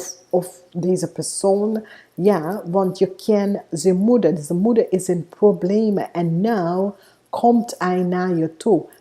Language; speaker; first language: Dutch; non-native, fluent; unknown